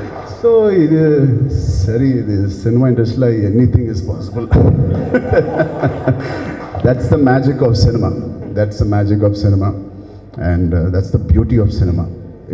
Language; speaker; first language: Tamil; non-native, learner; Telugu